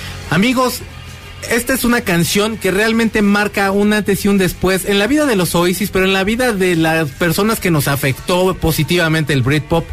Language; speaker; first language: Spanish; native; Spanish